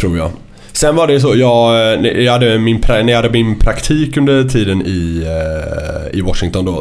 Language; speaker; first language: Swedish; native; Swedish